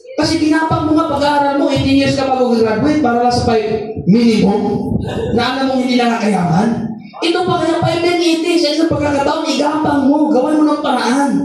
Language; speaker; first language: Filipino; non-native, local second language; Masbatenyo